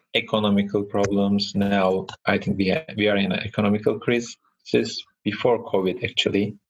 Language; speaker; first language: English; non-native, fluent; Turkish